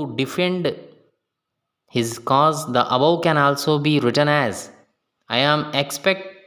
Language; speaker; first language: English; non-native, local second language; Telugu